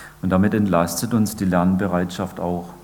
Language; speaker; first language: German; native; German